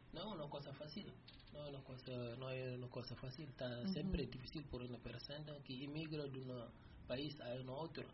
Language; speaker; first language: Spanish; non-native, learner; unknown